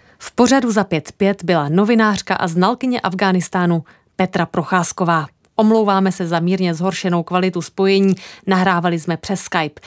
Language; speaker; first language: Czech; native; Czech